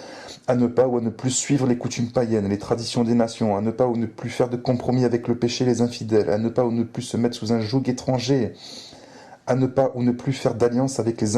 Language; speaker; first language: French; native; French